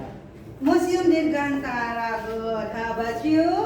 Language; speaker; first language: English; non-native, fluent; Indonesian